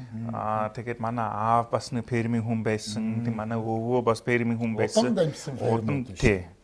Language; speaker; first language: Mongolian; non-native, fluent; English